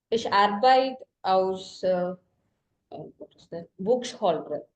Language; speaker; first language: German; non-native, learner; Tamil